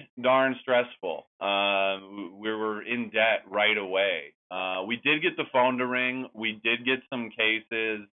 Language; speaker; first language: English; native; English